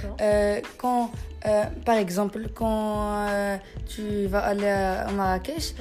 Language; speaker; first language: French; non-native, learner; Tachelhit